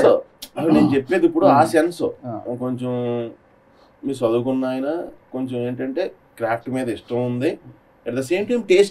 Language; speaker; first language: Telugu; native; Telugu